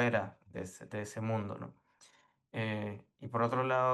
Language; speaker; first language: Spanish; native; Spanish